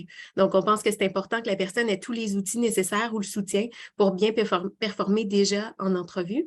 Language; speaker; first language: French; native; French